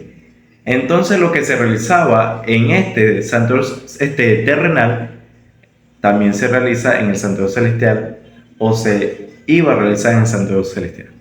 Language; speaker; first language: Spanish; native; Spanish